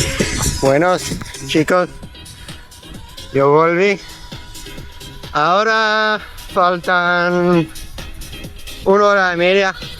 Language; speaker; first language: Spanish; non-native, learner; Dutch